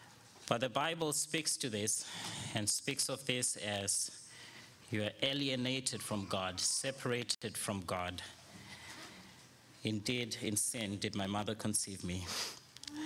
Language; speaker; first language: English; non-native, local second language; Shona